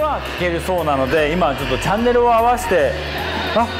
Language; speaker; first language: Japanese; native; Japanese